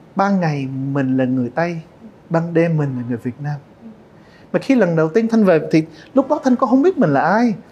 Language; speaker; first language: Vietnamese; early bilingual, heritage; Vietnamese